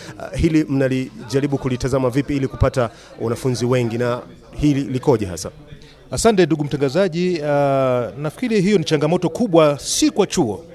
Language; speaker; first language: Swahili; native; Swahili